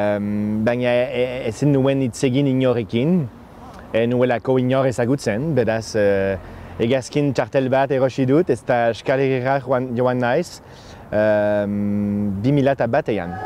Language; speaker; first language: Basque; non-native, fluent; French